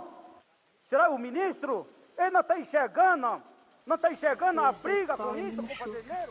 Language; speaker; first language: Portuguese; non-native, local second language; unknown